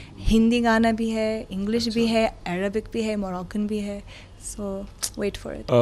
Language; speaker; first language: Hindi; non-native, fluent; Arabic